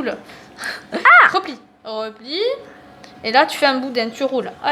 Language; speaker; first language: French; native; French